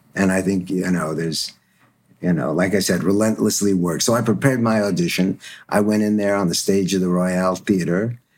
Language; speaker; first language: English; early bilingual, other home language; German